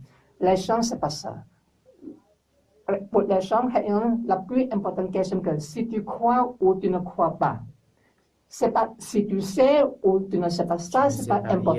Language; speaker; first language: French; non-native, learner; English